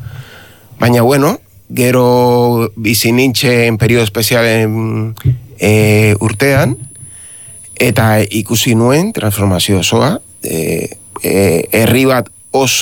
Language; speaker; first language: Basque; non-native, learner; Spanish